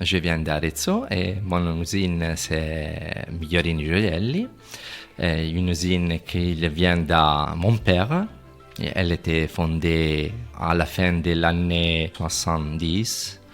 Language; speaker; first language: French; non-native, fluent; Italian